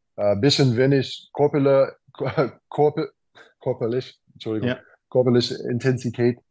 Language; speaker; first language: German; non-native, fluent; English